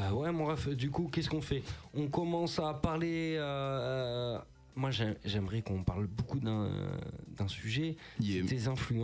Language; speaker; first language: French; native; French